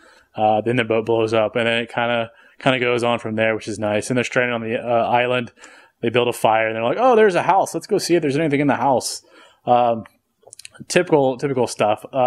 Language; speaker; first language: English; native; English